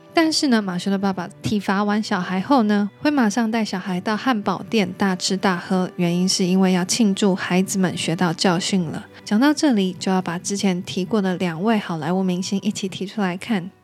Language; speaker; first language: Chinese; native; Chinese